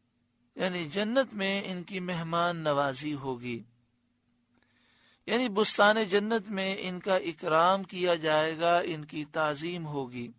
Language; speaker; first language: Urdu; native; Urdu